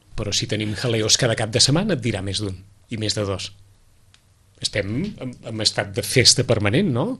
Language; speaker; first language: Catalan; native; Catalan